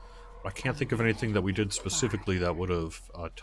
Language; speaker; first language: English; native; English